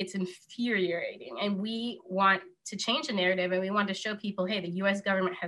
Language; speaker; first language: English; native; English